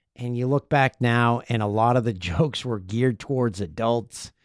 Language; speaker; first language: English; native; English